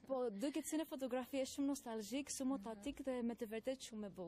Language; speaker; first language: Albanian; non-native, learner; Greek